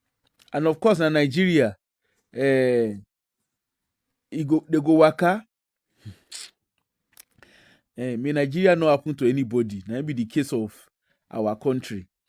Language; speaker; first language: Nigerian Pidgin; non-native, local second language; Yoruba